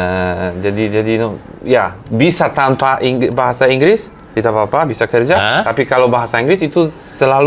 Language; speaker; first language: Indonesian; non-native, fluent; Polish